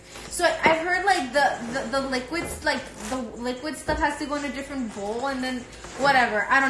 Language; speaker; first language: English; early bilingual, other home language; Spanish